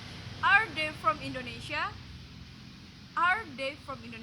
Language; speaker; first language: English; non-native, learner; Indonesian